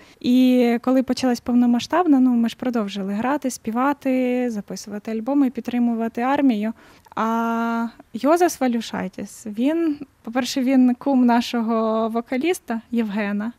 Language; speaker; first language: Ukrainian; native; Ukrainian